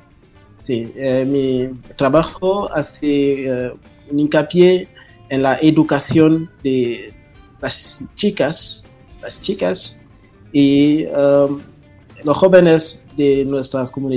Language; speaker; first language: Spanish; non-native, fluent; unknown